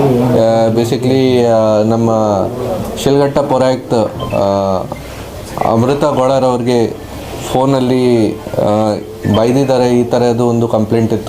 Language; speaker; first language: Kannada; non-native, fluent; Hindi